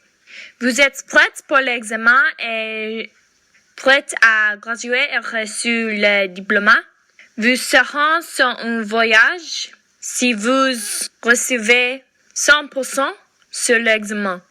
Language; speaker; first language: French; non-native, learner; English